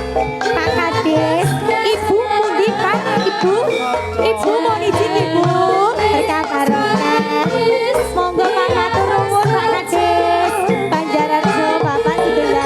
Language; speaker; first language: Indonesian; non-native, local second language; Javanese